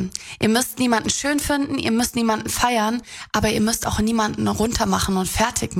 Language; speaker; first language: German; native; German